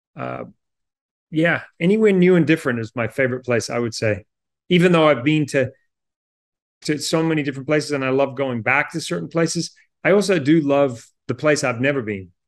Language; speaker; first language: English; native; English